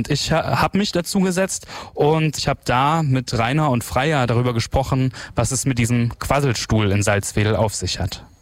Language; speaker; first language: German; native; German